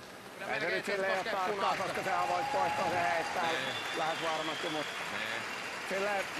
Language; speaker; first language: Finnish; native; Finnish